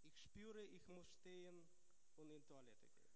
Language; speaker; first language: German; non-native, learner; Russian